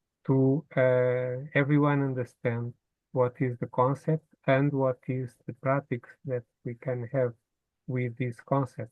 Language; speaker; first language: English; non-native, fluent; Portuguese